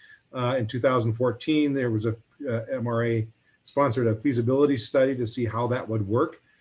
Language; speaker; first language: English; native; English